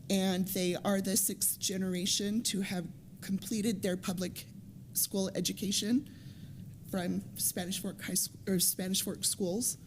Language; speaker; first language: English; native; English